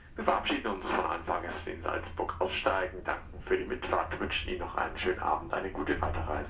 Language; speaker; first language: German; native; German